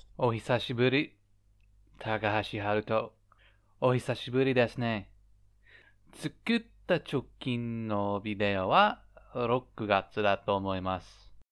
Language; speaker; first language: Japanese; non-native, learner; English